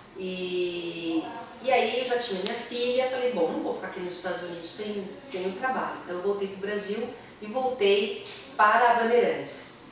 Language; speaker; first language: Portuguese; native; Portuguese